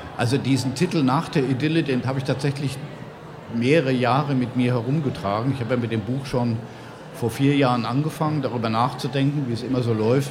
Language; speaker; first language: German; native; German